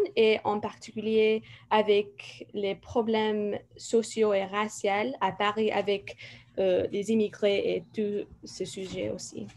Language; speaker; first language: French; non-native, fluent; English